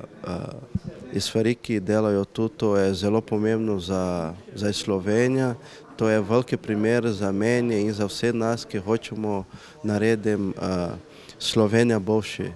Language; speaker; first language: Slovenian; non-native, fluent; Portuguese